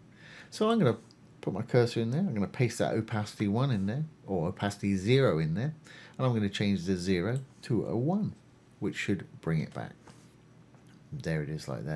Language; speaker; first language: English; native; English